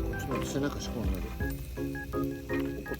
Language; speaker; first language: Japanese; native; Japanese